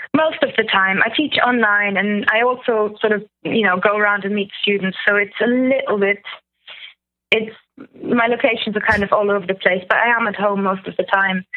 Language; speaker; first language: English; non-native, fluent; German